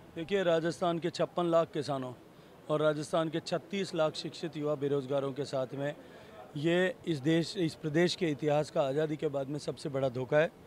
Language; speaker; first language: Hindi; native; Hindi